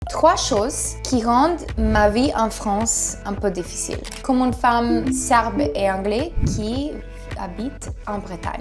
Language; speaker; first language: French; non-native, learner; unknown